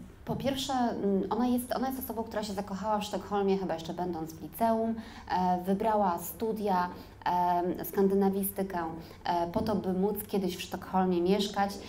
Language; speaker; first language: Polish; native; Polish